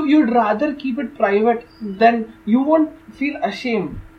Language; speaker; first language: English; non-native, local second language; Marathi